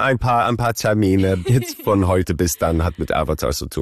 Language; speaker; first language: German; early bilingual, heritage; Swedish